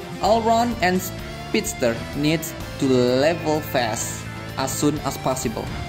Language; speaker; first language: English; non-native, learner; Indonesian